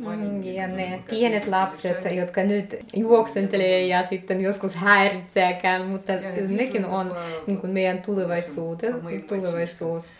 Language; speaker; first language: Finnish; non-native, fluent; Russian